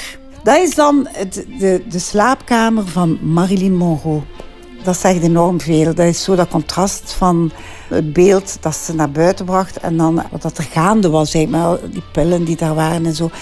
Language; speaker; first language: Dutch; native; Dutch